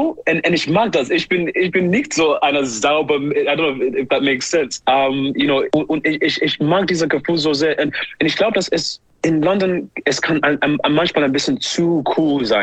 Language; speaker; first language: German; non-native, learner; English